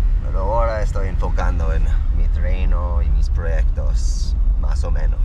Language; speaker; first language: Spanish; non-native, fluent; English